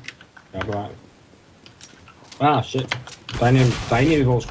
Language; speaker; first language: Danish; native; Danish